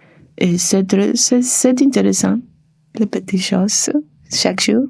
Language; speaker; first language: French; non-native, learner; Spanish